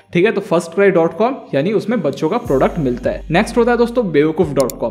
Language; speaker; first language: Hindi; non-native, local second language; Bangla